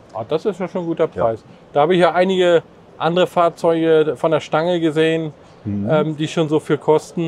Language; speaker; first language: German; native; German